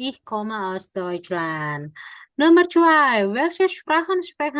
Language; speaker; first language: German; non-native, fluent; Indonesian